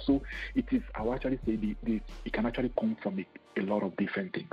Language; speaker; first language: English; non-native, local second language; Igbo